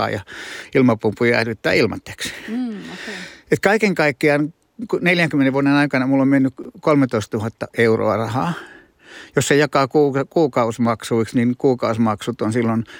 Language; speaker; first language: Finnish; native; Finnish